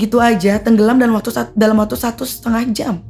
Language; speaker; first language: Indonesian; native; Indonesian